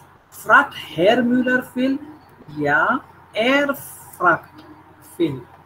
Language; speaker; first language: German; non-native, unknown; Marathi